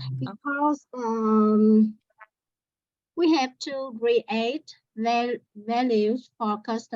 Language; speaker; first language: English; non-native, learner; Vietnamese